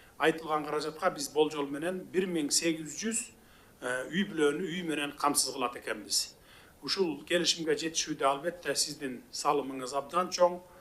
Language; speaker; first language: Kyrgyz; native; Kyrgyz